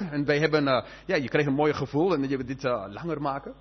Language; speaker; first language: Dutch; non-native, fluent; English